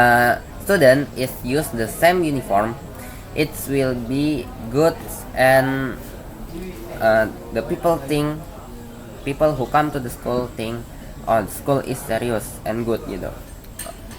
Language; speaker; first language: English; non-native, learner; Indonesian